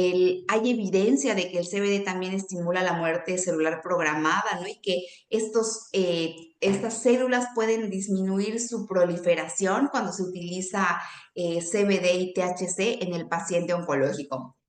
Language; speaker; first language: Spanish; native; Spanish